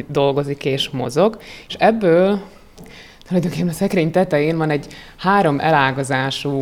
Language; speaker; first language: Hungarian; native; Hungarian